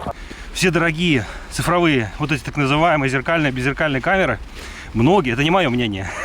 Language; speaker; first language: Russian; native; Russian